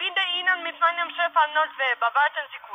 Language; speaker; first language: German; non-native, learner; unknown